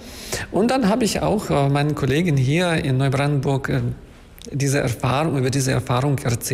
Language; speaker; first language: German; non-native, fluent; Ukrainian